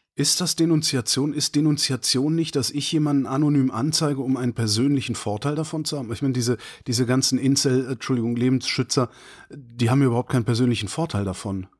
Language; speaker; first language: German; native; German